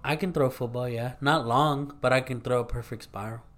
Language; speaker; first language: English; early bilingual, other home language; Spanish